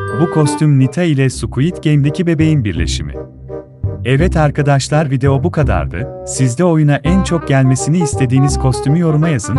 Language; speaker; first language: Turkish; native; Turkish